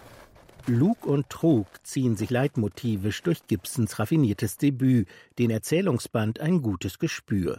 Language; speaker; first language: German; native; German